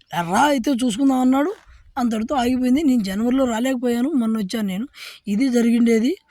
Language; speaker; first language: Telugu; native; Telugu